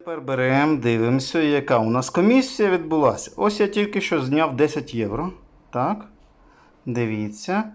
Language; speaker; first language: Ukrainian; native; Ukrainian